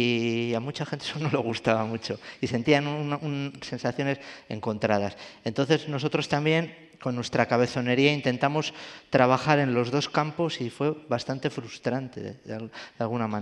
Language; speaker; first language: Spanish; native; Spanish